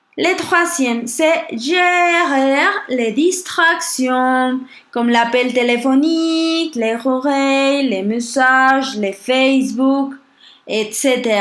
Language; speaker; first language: French; non-native, learner; Spanish